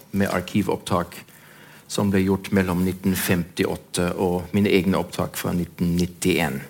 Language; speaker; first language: Norwegian; non-native, fluent; German